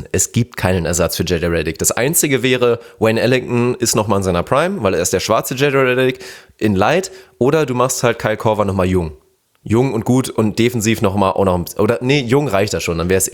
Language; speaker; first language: German; native; German